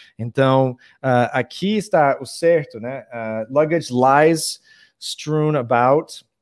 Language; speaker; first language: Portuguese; non-native, fluent; English